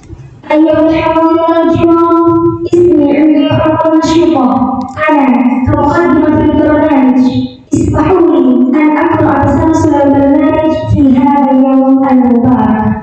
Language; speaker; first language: Arabic; non-native, learner; Indonesian